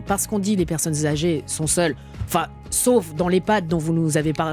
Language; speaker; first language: French; native; French